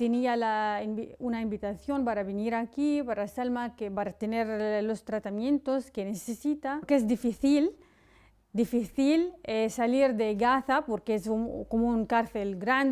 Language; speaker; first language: Spanish; non-native, fluent; Arabic